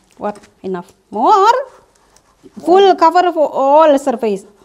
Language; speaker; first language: English; non-native, learner; Indonesian